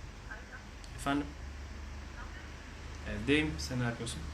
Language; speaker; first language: Turkish; non-native, learner; French